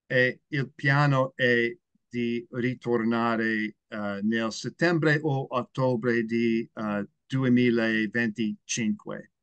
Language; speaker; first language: Italian; non-native, learner; English